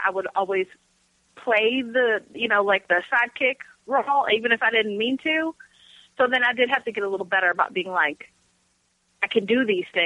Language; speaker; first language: English; native; English